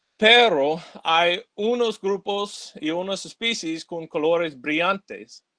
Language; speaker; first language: Spanish; non-native, fluent; English